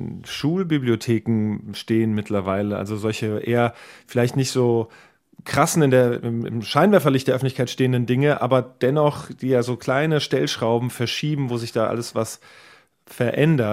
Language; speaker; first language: German; native; German